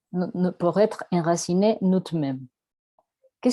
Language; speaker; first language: French; non-native, learner; Spanish